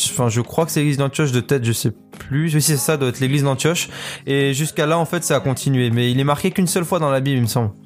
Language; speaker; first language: French; native; French